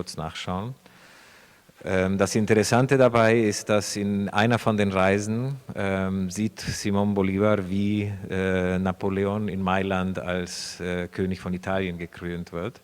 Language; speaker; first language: German; non-native, fluent; Spanish